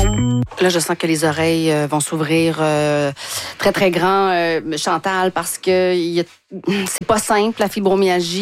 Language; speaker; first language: French; native; French